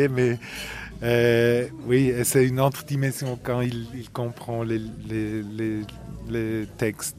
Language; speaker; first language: French; non-native, local second language; German